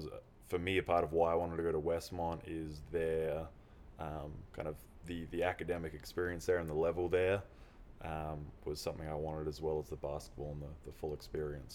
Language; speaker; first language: English; native; English